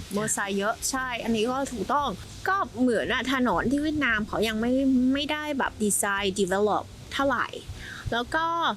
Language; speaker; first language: Thai; non-native, fluent; Vietnamese